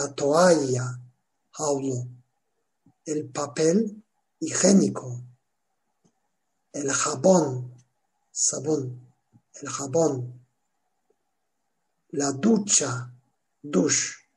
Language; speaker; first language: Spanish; non-native, learner; Turkish